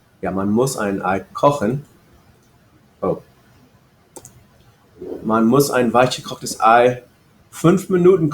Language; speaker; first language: German; non-native, fluent; English